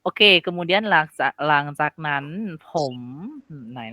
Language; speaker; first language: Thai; non-native, fluent; Indonesian